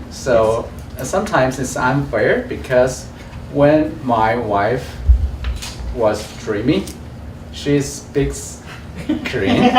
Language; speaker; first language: English; non-native, learner; Chinese